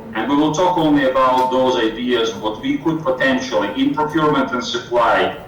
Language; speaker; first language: English; non-native, fluent; Ukrainian